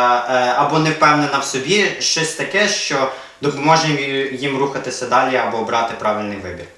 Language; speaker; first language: Ukrainian; native; Ukrainian